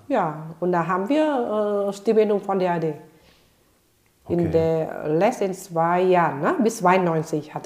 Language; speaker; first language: German; non-native, fluent; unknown